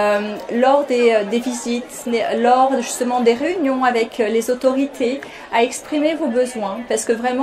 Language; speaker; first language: French; non-native, local second language; Wolof